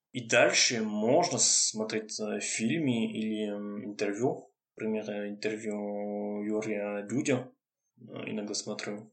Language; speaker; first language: Russian; non-native, fluent; French